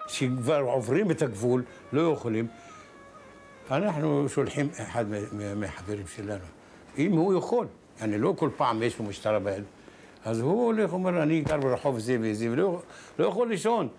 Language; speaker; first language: Hebrew; non-native, local second language; Arabic